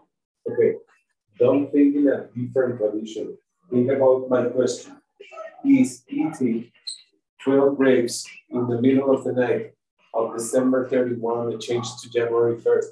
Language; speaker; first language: English; non-native, fluent; Spanish